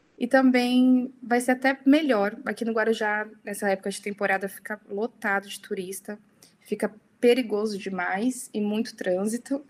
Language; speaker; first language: Portuguese; early bilingual, heritage; Portuguese